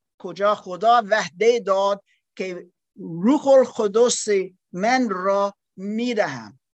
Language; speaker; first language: Persian; non-native, learner; German